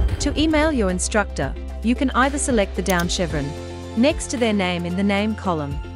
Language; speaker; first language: English; native; English